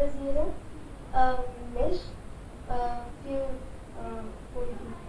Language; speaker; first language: German; non-native, learner; Hindi